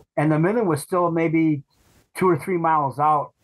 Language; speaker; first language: English; native; English